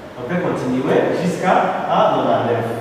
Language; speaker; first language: French; non-native, local second language; Rundi